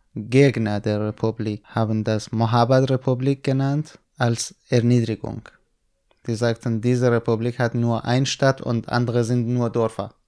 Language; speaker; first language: German; non-native, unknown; Central Kurdish